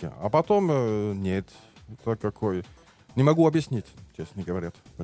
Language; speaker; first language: Russian; non-native, learner; French